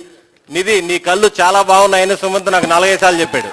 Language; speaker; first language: Telugu; native; Telugu